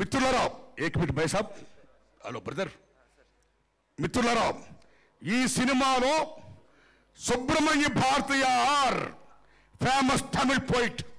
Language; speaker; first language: Telugu; native; Telugu